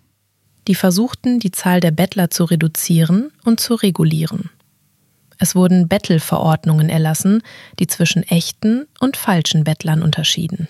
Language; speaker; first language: German; native; German